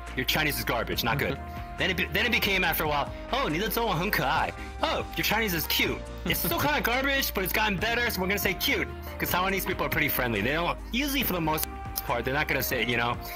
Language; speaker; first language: English; native; English